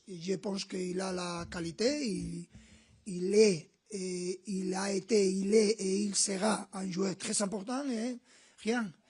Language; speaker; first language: French; non-native, learner; Spanish